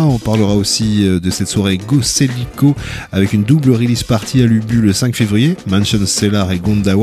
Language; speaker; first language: French; native; French